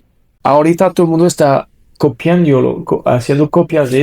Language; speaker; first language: Spanish; non-native, fluent; French